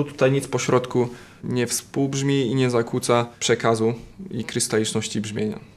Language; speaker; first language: Polish; native; Polish